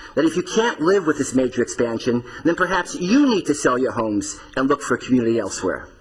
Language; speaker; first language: English; native; English